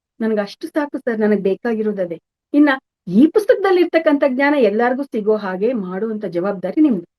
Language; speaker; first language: Kannada; native; Kannada